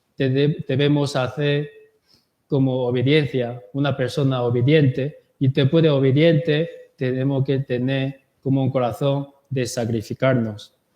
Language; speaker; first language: Spanish; non-native, learner; Korean